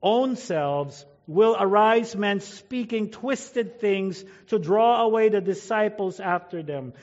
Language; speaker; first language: English; non-native, local second language; Filipino